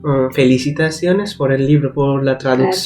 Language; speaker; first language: Spanish; non-native, learner; Bangla